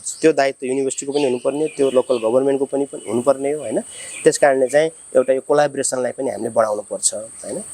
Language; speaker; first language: Nepali; native; Nepali